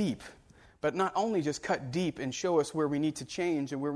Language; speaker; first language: English; native; English